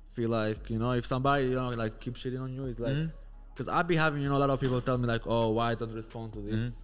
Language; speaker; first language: English; non-native, fluent; Albanian